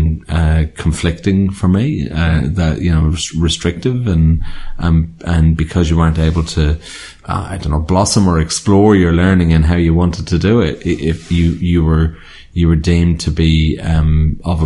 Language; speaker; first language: English; native; English